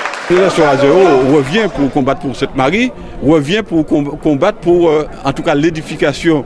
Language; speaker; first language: French; native; French